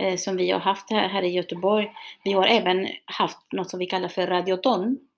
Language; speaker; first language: Swedish; early bilingual, other home language; Spanish